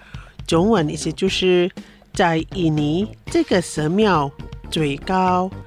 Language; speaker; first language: Chinese; non-native, fluent; Indonesian